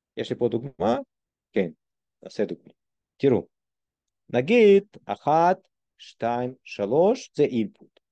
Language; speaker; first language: Hebrew; non-native, fluent; Russian